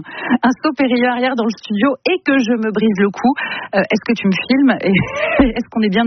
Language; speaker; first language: French; native; French